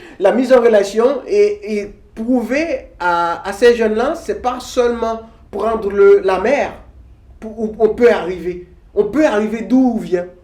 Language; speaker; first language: French; non-native, local second language; Haitian Creole